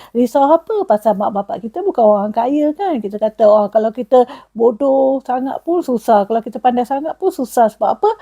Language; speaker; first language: Malay; non-native, local second language; Tamil